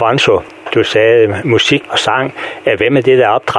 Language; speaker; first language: Danish; native; Danish